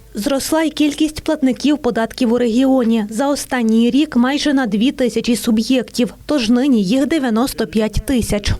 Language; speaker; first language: Ukrainian; native; Ukrainian